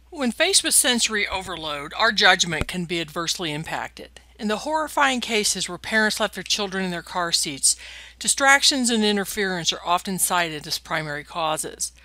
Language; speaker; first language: English; native; English